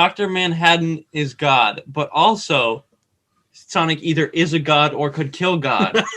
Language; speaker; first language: English; native; English